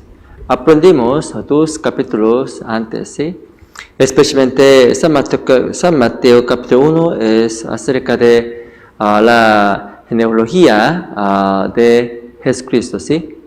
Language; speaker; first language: Spanish; non-native, fluent; Korean